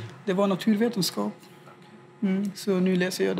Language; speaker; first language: Swedish; non-native, fluent; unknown